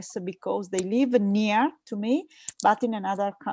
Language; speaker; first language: English; non-native, learner; Italian